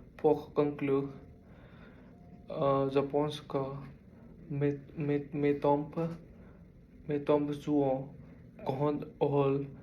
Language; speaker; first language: French; non-native, learner; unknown